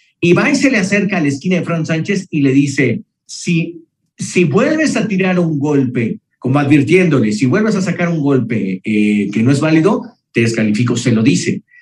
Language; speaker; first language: Spanish; native; Spanish